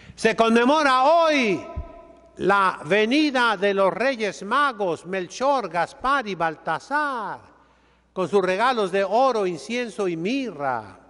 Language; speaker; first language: Spanish; native; Spanish